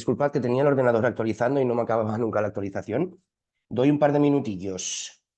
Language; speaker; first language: Spanish; native; Spanish